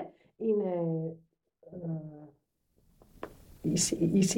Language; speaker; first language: Greek; non-native, learner; German